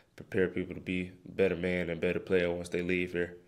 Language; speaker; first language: English; native; English